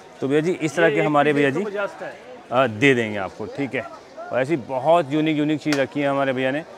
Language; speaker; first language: Hindi; native; Hindi